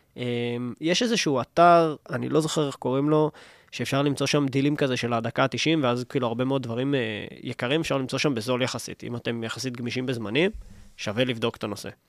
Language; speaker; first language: Hebrew; native; Hebrew